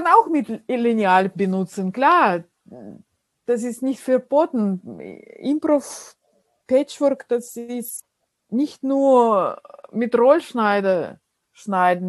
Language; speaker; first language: German; non-native, fluent; Russian